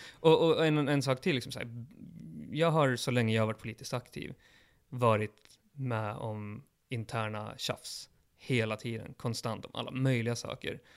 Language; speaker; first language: Swedish; early bilingual, other home language; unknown